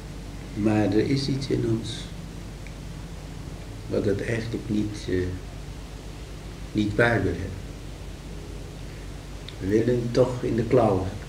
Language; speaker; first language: Dutch; native; Dutch